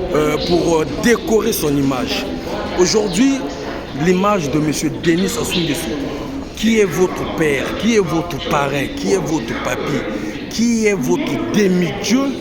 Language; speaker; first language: French; non-native, local second language; Lingala